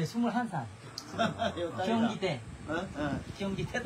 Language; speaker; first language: Korean; non-native, fluent; Bangla